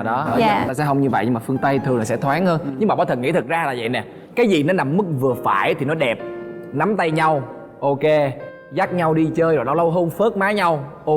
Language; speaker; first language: Vietnamese; native; Vietnamese